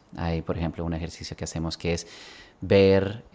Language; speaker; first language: Spanish; early bilingual, other home language; Swedish